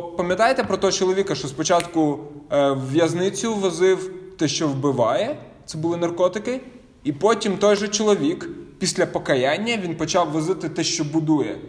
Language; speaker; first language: Ukrainian; non-native, local second language; Russian